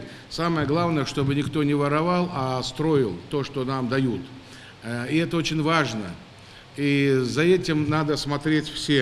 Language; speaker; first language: Russian; non-native, local second language; Ingush